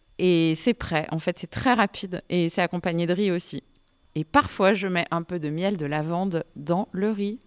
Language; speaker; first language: French; native; French